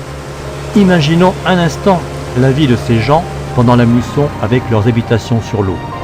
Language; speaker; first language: French; native; French